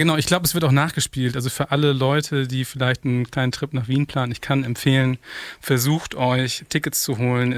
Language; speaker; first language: German; native; German